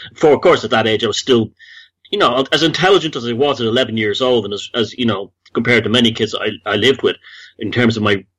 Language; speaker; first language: English; native; English